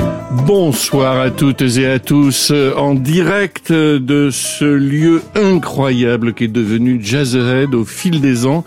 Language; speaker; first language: French; native; French